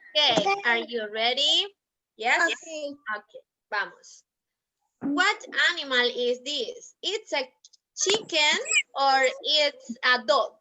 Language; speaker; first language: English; non-native, fluent; Spanish